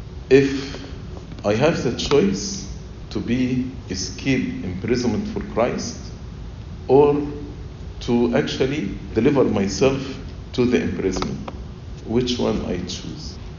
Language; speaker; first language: English; non-native, fluent; Arabic